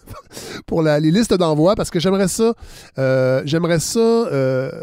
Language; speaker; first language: French; native; French